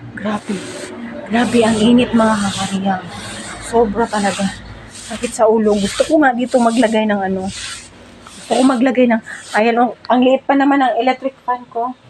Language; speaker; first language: Filipino; non-native, local second language; Cebuano